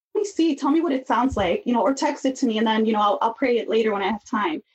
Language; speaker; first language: English; native; English